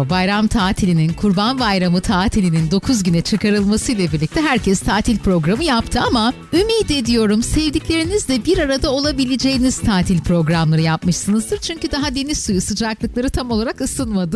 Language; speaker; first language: Turkish; native; Turkish